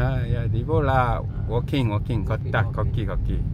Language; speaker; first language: Vietnamese; non-native, learner; Korean